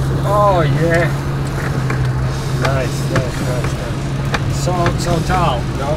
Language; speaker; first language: English; non-native, learner; Latvian